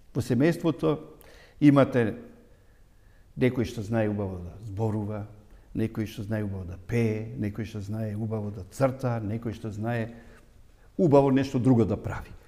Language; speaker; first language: Macedonian; native; Macedonian